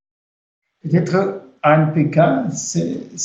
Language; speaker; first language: French; non-native, fluent; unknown